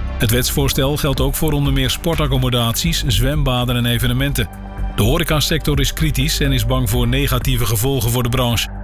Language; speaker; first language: Dutch; native; Dutch